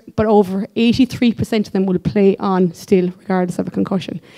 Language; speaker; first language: English; native; English